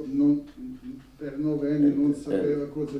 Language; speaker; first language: Italian; non-native, learner; Russian